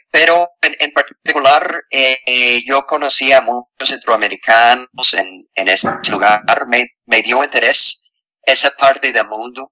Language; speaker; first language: Spanish; non-native, fluent; English